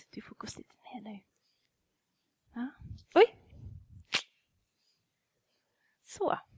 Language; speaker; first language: Swedish; non-native, fluent; English